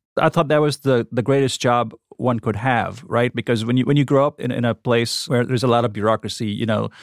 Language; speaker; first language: English; non-native, local second language; Gujarati